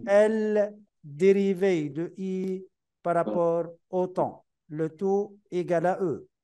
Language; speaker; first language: French; non-native, local second language; Arabic